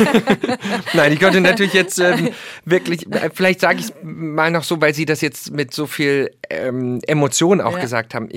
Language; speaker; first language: German; native; German